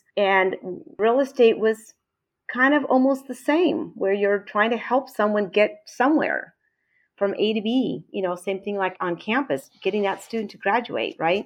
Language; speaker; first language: English; native; English